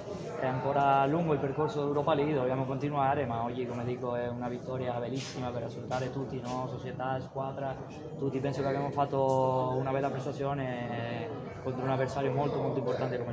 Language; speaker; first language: Italian; non-native, fluent; Spanish